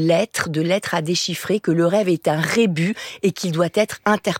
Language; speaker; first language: French; native; French